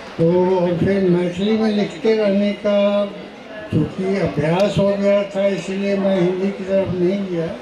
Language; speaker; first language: Hindi; non-native, local second language; Maithili